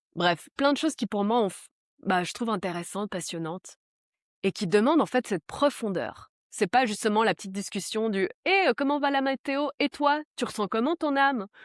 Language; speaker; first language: French; early bilingual, other home language; Portuguese